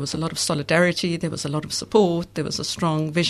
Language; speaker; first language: English; native; English